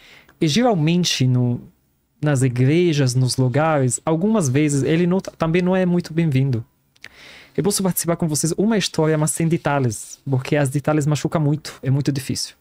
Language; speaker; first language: Portuguese; non-native, learner; Arabic